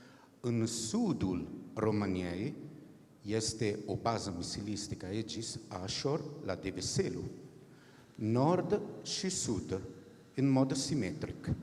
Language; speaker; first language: Romanian; non-native, fluent; Italian